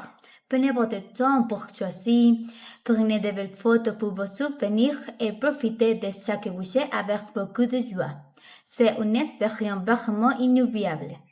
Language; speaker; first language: French; non-native, learner; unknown